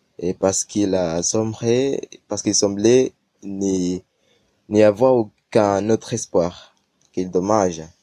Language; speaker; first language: French; non-native, learner; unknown